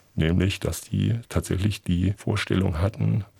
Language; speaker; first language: German; native; German